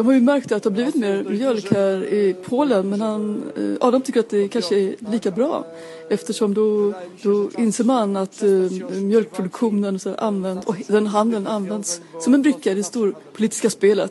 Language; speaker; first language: Swedish; native; Swedish